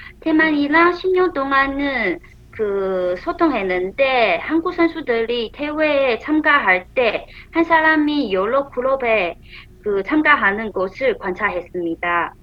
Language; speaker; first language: Korean; non-native, fluent; Chinese